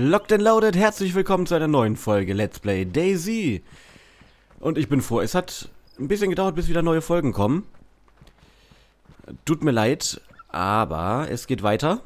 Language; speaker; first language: German; native; German